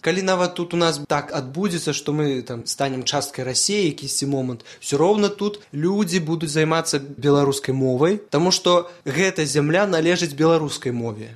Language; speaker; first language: Belarusian; non-native, local second language; Russian